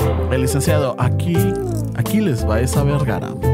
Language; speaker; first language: Spanish; early bilingual, heritage; Spanish